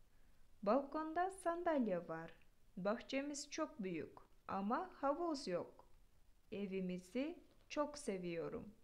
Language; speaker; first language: Turkish; non-native, fluent; Kyrgyz